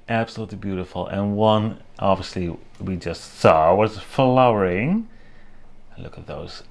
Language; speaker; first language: English; non-native, fluent; Dutch